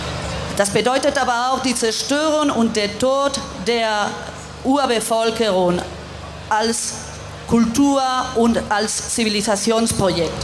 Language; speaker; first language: German; non-native, fluent; Spanish